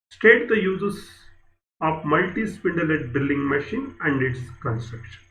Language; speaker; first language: English; non-native, local second language; Kannada